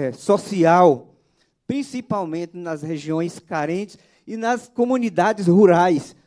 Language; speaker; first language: Portuguese; native; Portuguese